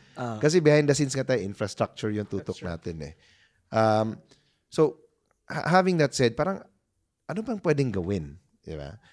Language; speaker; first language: Filipino; non-native, local second language; Cebuano